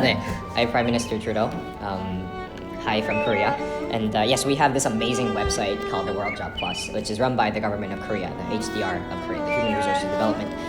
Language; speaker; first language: English; early bilingual, other home language; Korean